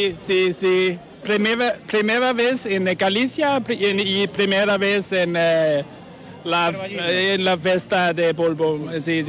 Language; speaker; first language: Spanish; non-native, learner; Danish